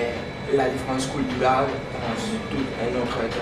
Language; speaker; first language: French; non-native, learner; Spanish